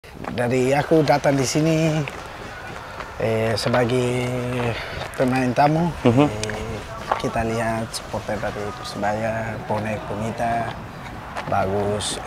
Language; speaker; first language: Indonesian; non-native, learner; Tetum